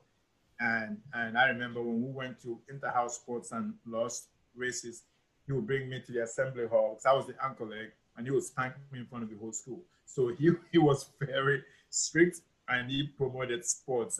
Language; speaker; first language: English; non-native, local second language; Igbo